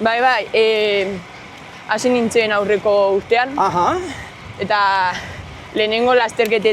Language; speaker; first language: Basque; non-native, local second language; Spanish